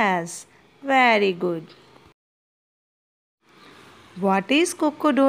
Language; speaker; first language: English; non-native, local second language; Gujarati